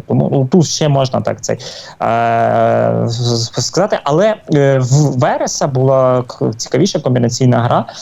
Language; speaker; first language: Ukrainian; native; Ukrainian